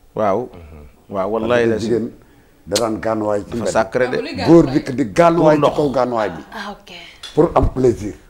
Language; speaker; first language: Wolof; native; Wolof